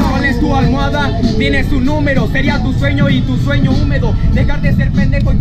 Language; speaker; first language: Spanish; native; Spanish